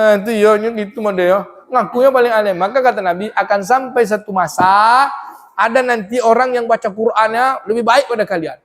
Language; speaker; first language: Malay; native; Malay